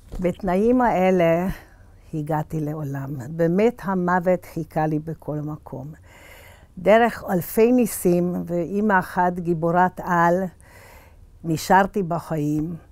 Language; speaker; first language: Hebrew; early bilingual, other home language; Hungarian